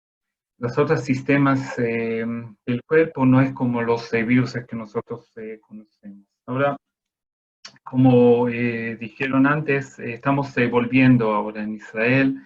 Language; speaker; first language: Spanish; non-native, fluent; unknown